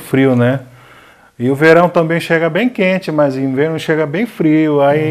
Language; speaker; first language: Portuguese; non-native, fluent; Korean